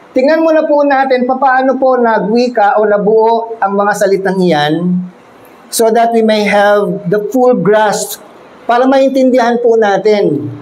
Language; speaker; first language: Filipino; native; Filipino